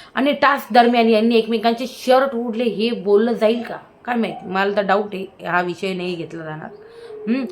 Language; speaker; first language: Marathi; native; Marathi